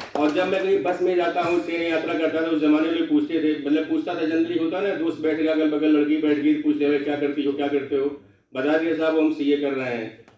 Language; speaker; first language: Hindi; non-native, local second language; Bhojpuri